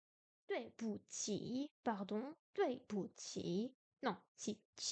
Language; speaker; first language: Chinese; non-native, learner; French